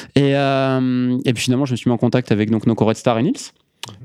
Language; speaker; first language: French; native; French